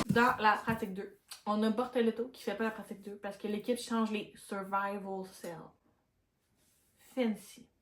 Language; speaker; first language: French; native; French